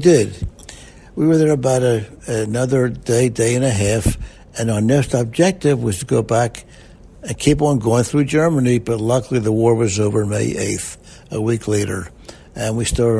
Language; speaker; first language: English; native; English